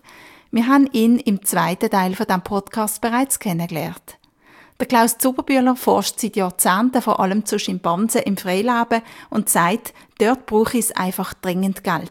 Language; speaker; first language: German; native; German